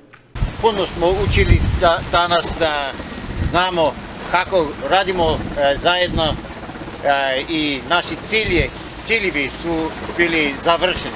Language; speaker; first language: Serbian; non-native, learner; English